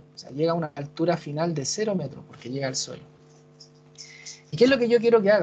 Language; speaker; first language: Spanish; native; Spanish